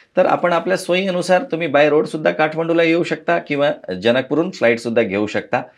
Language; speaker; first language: Marathi; non-native, fluent; Nepali